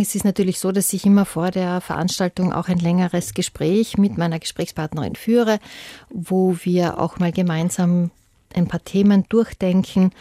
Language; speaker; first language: German; native; German